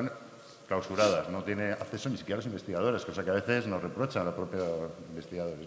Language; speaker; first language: Spanish; native; Spanish